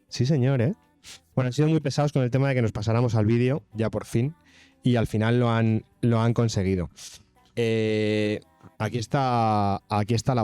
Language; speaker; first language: Spanish; native; Spanish